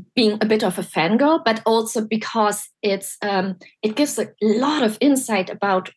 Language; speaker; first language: English; non-native, fluent; German